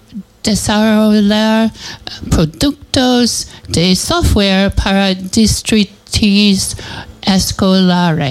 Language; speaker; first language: Spanish; non-native, learner; English